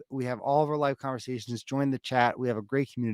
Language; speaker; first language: English; native; English